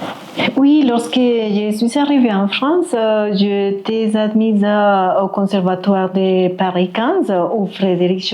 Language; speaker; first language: French; non-native, fluent; Spanish